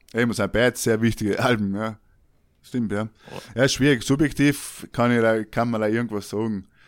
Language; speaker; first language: German; native; German